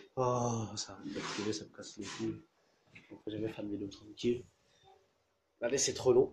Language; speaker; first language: French; native; French